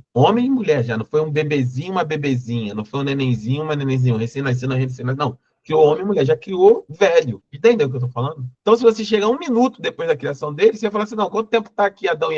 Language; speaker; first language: Portuguese; native; Portuguese